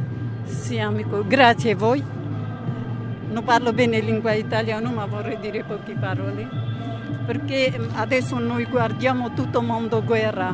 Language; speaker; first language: Italian; non-native, learner; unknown